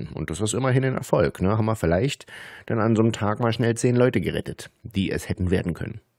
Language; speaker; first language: German; native; German